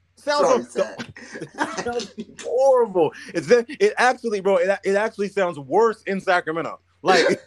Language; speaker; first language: English; native; English